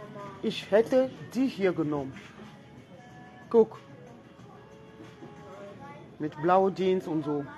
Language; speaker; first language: German; non-native, fluent; French